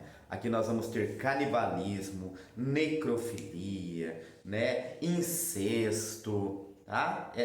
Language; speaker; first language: Portuguese; native; Portuguese